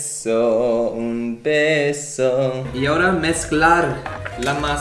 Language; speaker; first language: Spanish; non-native, learner; German